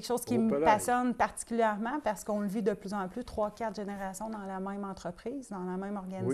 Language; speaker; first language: French; native; French